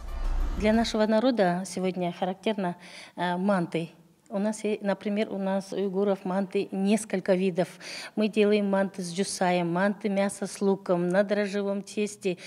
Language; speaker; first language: Russian; non-native, local second language; Uyghur